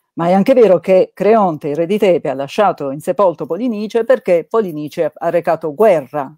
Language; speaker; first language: Italian; native; Italian